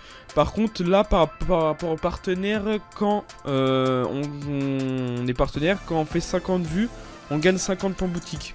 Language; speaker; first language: French; native; French